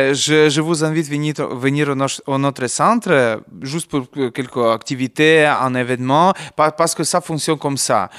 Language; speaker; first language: French; non-native, learner; Ukrainian